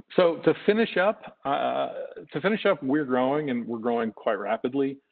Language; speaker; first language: English; native; English